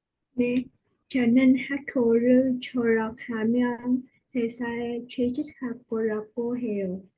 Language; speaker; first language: Korean; non-native, learner; Vietnamese